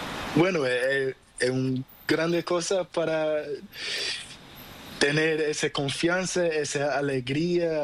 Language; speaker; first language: Spanish; non-native, learner; Portuguese